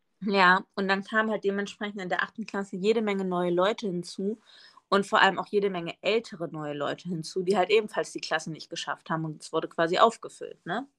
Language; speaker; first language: German; early bilingual, other home language; Spanish